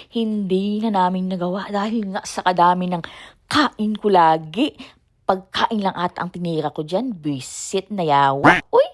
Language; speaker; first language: Filipino; native; Filipino